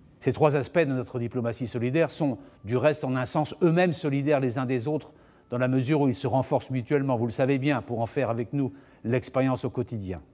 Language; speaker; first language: French; native; French